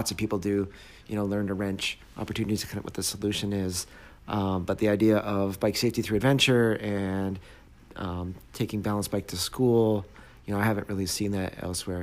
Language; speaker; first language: English; native; English